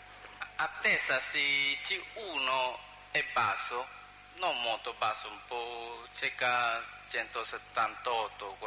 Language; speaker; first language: Italian; non-native, learner; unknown